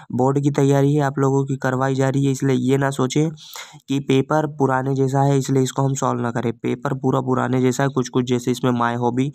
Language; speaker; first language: Hindi; native; Hindi